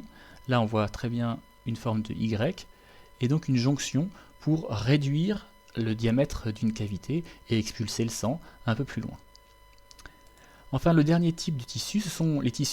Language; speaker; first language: French; native; French